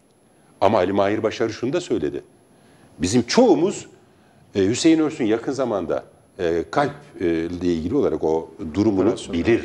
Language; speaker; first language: Turkish; native; Turkish